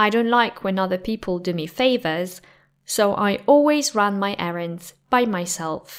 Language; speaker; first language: English; non-native, fluent; Polish